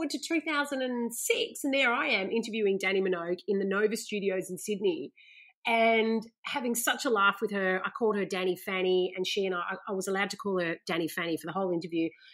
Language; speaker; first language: English; native; English